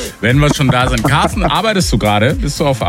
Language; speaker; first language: German; native; German